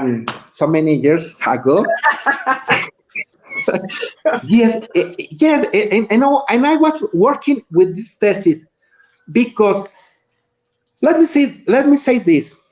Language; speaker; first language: English; non-native, learner; Spanish